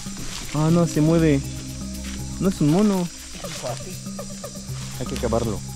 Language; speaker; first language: Spanish; non-native, learner; French